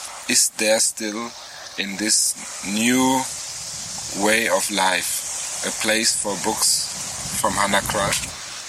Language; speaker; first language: English; non-native, fluent; German